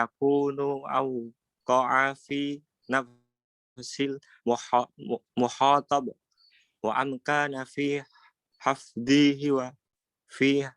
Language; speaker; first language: Arabic; non-native, learner; Indonesian